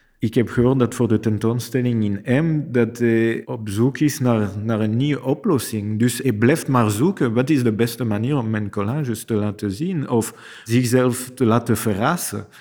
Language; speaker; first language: Dutch; non-native, fluent; French